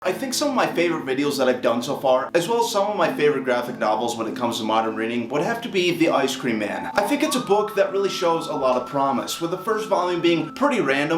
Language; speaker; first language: English; native; English